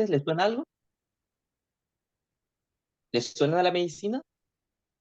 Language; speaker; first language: Spanish; native; Spanish